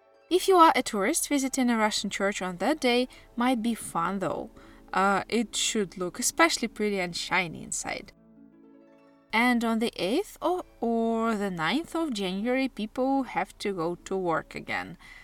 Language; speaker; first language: English; non-native, fluent; Russian